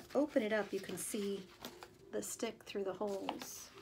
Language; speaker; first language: English; native; English